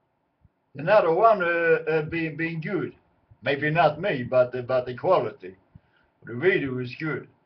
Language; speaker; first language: English; non-native, learner; Swedish